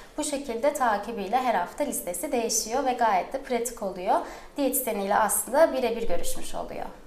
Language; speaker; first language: Turkish; early bilingual, heritage; Turkish